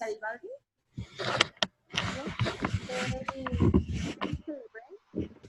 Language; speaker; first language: English; non-native, learner; Spanish